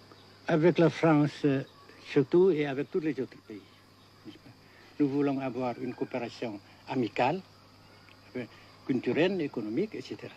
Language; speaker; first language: French; non-native, local second language; Vietnamese